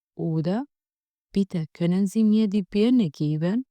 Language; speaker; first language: German; non-native, fluent; Albanian